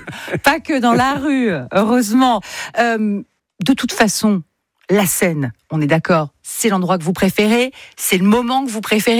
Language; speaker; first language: French; native; French